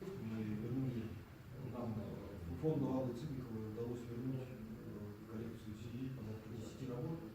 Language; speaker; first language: Russian; native; Russian